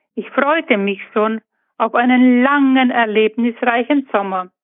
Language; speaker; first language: German; native; German